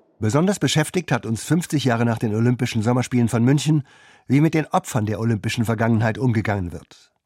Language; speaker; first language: German; native; German